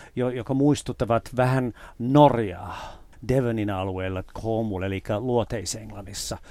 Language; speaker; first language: Finnish; non-native, fluent; English